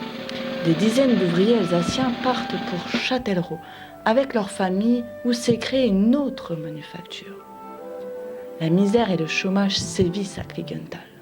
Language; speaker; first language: French; native; French